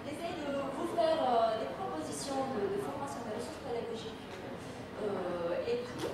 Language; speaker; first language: French; non-native, fluent; Indonesian